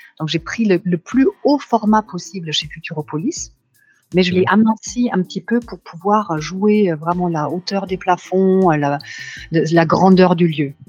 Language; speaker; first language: French; non-native, fluent; German